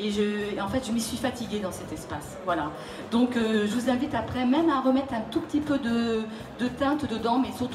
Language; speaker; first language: French; native; French